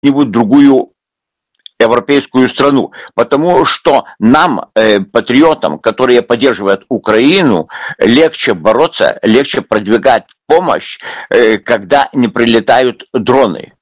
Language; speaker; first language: Russian; non-native, local second language; Lithuanian